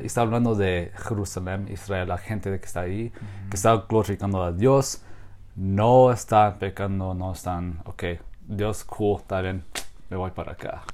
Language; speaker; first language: Spanish; non-native, fluent; English